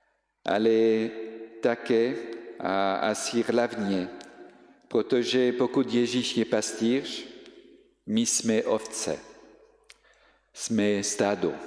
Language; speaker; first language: Czech; non-native, fluent; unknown